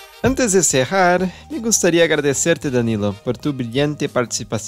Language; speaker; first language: Spanish; non-native, fluent; Portuguese